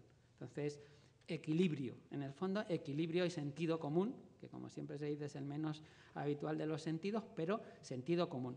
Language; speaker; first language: Spanish; native; Spanish